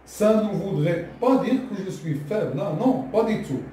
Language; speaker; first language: French; non-native, local second language; Arabic